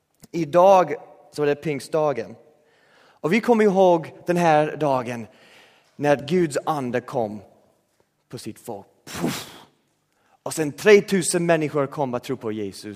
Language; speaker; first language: Swedish; non-native, fluent; English